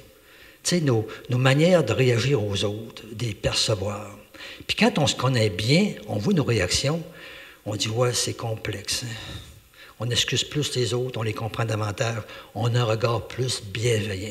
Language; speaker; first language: French; native; French